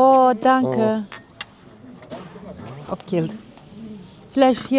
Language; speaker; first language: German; non-native, learner; Uzbek